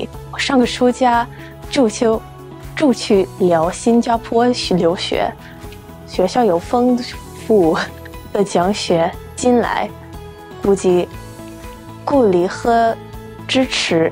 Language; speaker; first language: Chinese; non-native, fluent; English